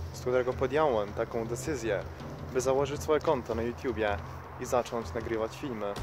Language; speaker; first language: Polish; non-native, fluent; Croatian